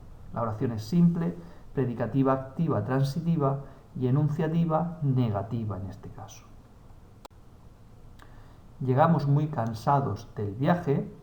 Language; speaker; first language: Spanish; native; Spanish